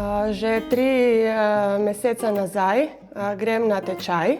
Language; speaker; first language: Slovenian; non-native, learner; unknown